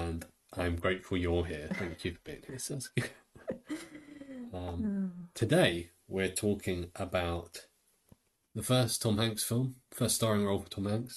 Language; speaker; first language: English; native; English